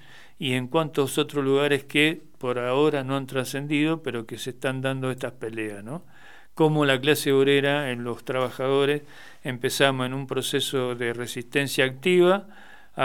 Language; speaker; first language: Spanish; native; Spanish